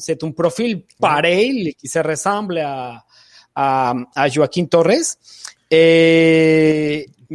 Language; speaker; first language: French; non-native, fluent; Spanish